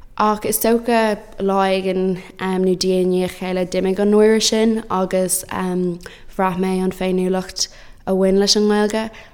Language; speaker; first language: Irish; native; Irish